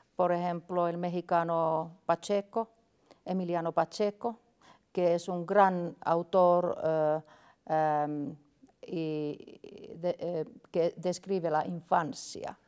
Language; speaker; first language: Spanish; non-native, fluent; Finnish